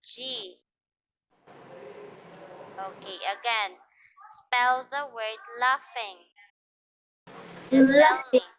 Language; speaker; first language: English; non-native, fluent; Filipino